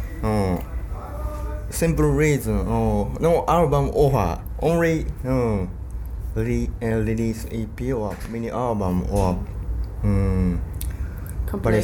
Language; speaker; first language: English; non-native, learner; Japanese